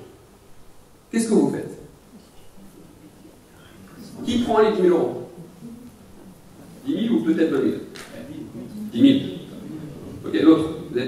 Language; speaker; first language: French; native; French